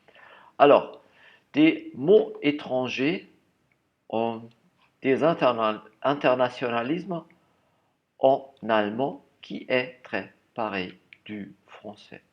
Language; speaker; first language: French; non-native, fluent; German